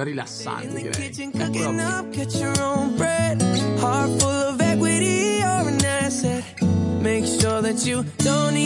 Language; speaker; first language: Italian; native; Italian